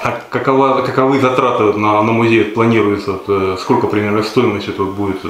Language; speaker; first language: Russian; native; Russian